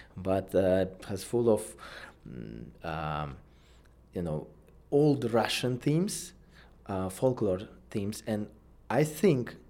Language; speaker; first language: English; non-native, fluent; Russian